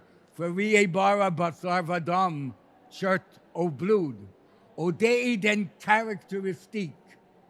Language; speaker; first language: Swedish; non-native, fluent; English